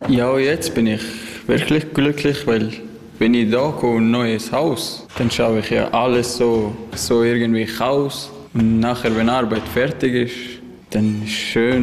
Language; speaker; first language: German; non-native, learner; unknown